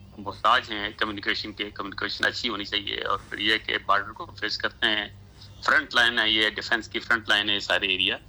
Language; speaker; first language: Urdu; non-native, local second language; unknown